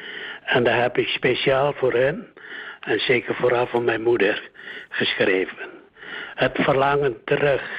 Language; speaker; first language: Dutch; early bilingual, other home language; Indonesian